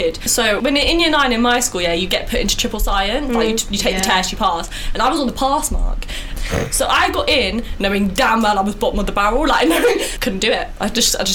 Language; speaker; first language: English; native; English